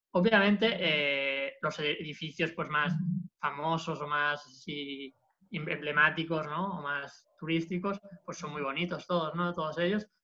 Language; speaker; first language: Spanish; native; Spanish